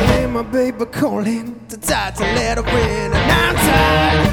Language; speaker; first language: English; native; English